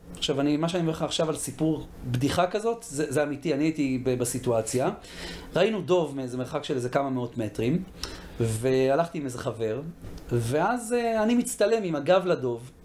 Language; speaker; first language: Hebrew; native; Hebrew